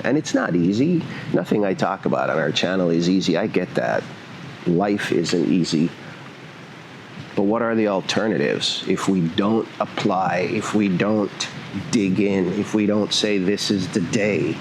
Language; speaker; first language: English; native; English